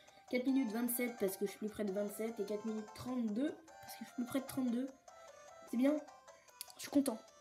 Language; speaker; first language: French; native; French